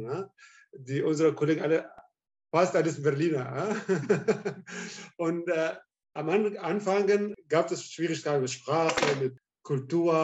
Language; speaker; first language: German; non-native, learner; Arabic